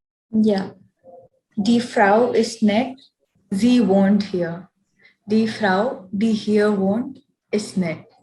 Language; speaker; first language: German; non-native, learner; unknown